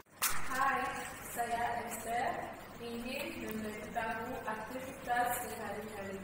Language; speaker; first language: Indonesian; non-native, learner; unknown